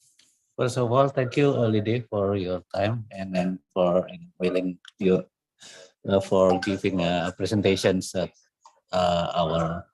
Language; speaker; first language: English; non-native, fluent; Indonesian